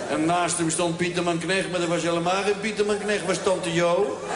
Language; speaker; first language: Dutch; native; Dutch